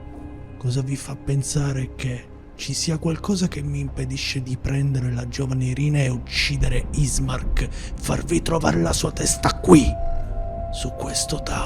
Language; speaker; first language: Italian; native; Italian